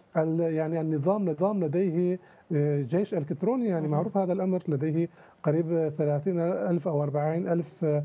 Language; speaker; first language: Arabic; native; Arabic